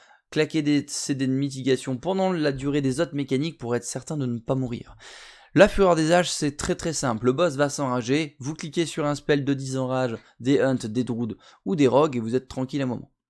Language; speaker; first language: French; native; French